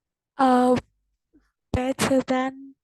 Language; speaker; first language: English; non-native, learner; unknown